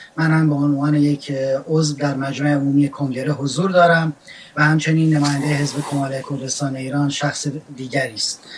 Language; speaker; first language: Persian; non-native, local second language; Central Kurdish